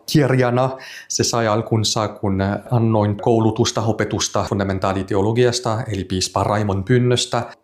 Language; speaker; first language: Finnish; non-native, fluent; French